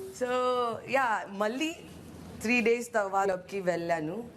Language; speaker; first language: Telugu; non-native, fluent; Hindi